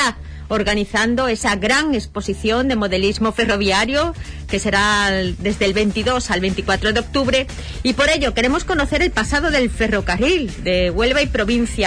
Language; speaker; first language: Spanish; native; Spanish